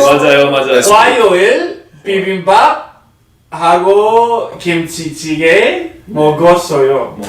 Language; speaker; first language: Korean; non-native, learner; English